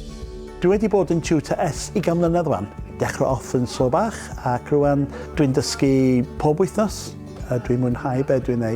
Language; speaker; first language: Welsh; non-native, local second language; English